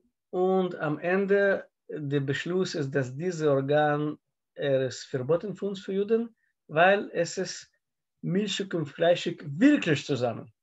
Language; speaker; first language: German; non-native, learner; Russian